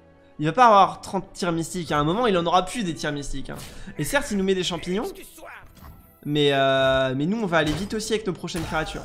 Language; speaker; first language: French; native; French